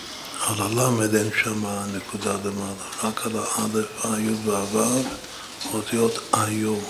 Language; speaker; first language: Hebrew; non-native, fluent; English